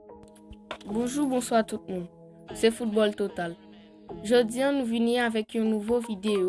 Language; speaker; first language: French; non-native, learner; Haitian Creole